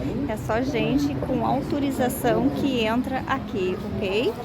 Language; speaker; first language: Portuguese; native; Portuguese